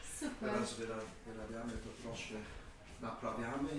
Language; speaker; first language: Polish; early bilingual, heritage; Polish